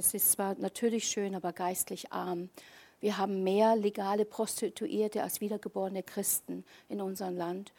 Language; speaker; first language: German; native; German